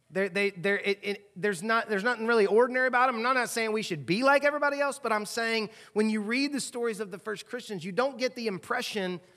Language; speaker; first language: English; native; English